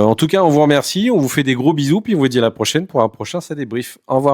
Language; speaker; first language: French; native; French